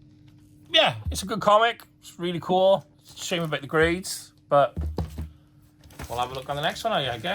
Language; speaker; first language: English; native; English